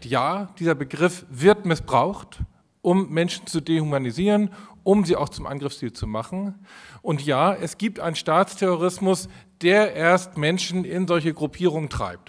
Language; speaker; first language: German; native; German